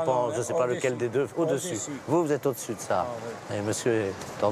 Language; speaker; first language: French; native; French